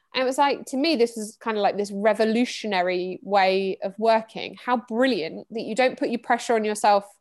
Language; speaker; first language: English; native; English